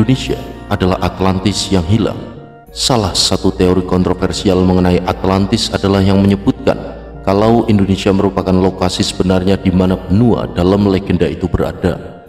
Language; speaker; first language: Indonesian; native; Indonesian